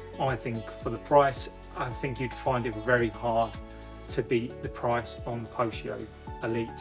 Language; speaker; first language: English; native; English